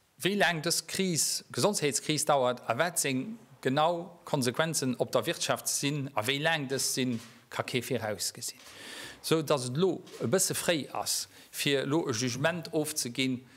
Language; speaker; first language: German; non-native, local second language; Luxembourgish